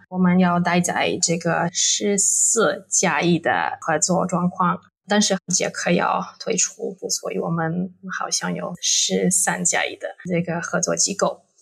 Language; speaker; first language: Chinese; non-native, fluent; Polish